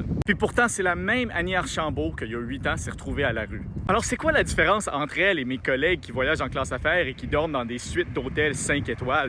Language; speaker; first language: French; native; French